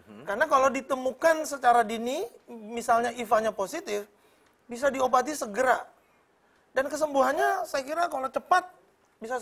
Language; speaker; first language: Indonesian; native; Indonesian